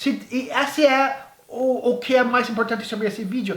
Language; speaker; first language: Portuguese; non-native, fluent; English